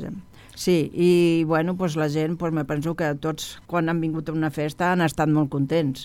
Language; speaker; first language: Catalan; non-native, local second language; Spanish